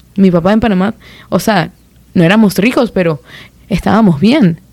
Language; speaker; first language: Spanish; native; Spanish